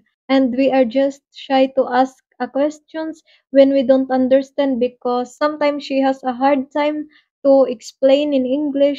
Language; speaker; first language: English; non-native, local second language; Waray